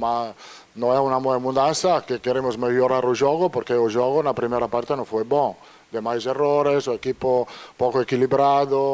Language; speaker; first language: Portuguese; non-native, fluent; Italian